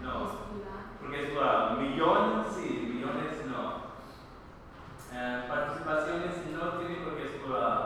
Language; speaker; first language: Spanish; non-native, fluent; English